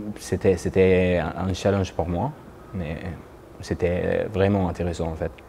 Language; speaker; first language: French; non-native, fluent; Arabic